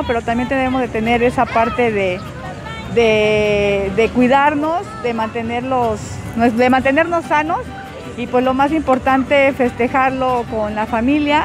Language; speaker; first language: Spanish; native; Spanish